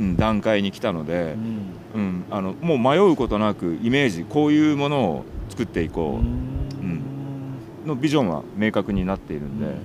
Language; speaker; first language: Japanese; native; Japanese